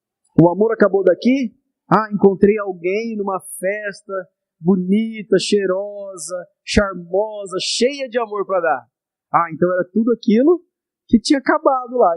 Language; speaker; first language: Portuguese; native; Portuguese